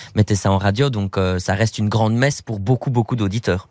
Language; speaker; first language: French; native; French